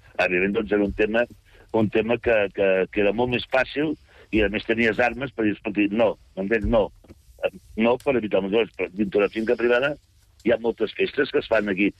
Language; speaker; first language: Catalan; native; Catalan